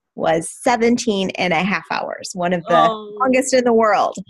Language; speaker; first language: English; native; English